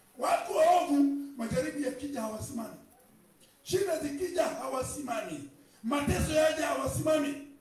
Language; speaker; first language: Swahili; non-native, local second language; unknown